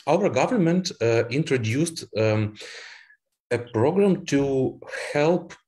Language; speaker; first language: English; non-native, fluent; Ukrainian